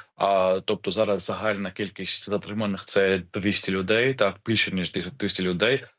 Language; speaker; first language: Ukrainian; non-native, fluent; Georgian